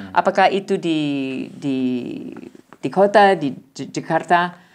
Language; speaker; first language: Indonesian; non-native, learner; English